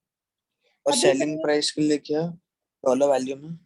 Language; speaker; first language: Hindi; native; Hindi